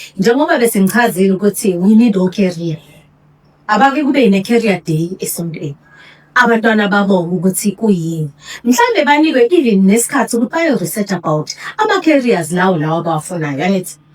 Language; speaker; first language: Zulu; native; Zulu